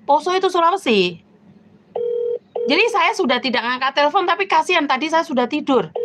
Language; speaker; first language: Indonesian; native; Indonesian